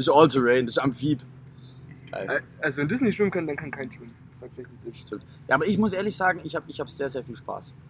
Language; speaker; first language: German; native; German